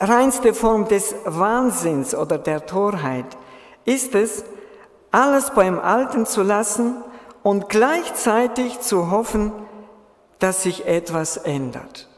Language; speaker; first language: German; non-native, fluent; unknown